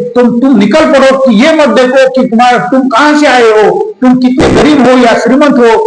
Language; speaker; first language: Hindi; non-native, local second language; Marathi